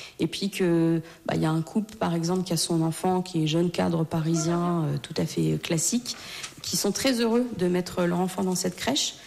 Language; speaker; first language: French; native; French